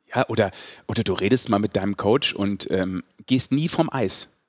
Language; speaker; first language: German; native; German